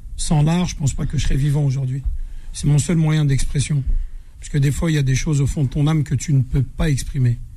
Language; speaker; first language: French; native; French